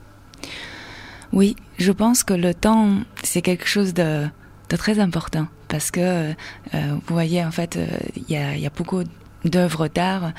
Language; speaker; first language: French; non-native, fluent; Chinese